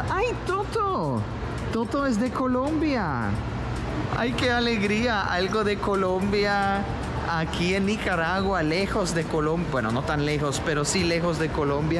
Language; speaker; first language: Spanish; non-native, fluent; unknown